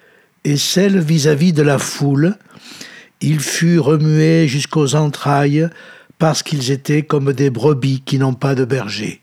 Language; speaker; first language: French; native; French